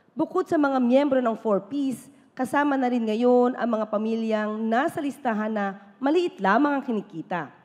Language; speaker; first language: Filipino; native; Filipino